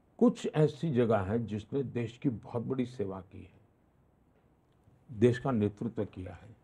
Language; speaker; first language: Hindi; non-native, local second language; Gujarati